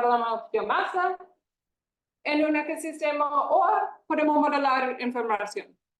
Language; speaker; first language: Spanish; non-native, fluent; English